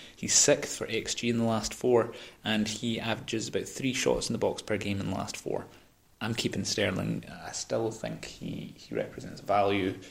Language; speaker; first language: English; native; English